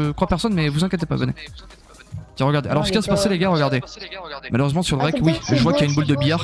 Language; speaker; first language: French; native; French